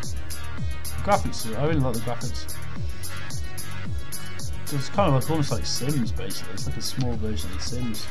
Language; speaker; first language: English; native; English